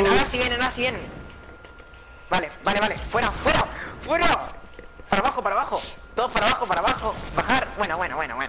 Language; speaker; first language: Spanish; native; Spanish